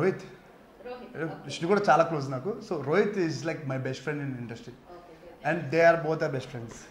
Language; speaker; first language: Telugu; native; Telugu